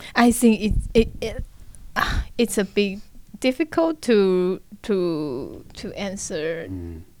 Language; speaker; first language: English; non-native, learner; Chinese